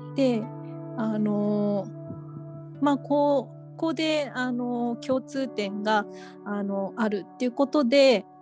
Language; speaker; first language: Japanese; native; Japanese